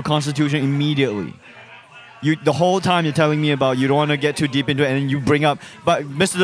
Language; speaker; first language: English; non-native, local second language; Chinese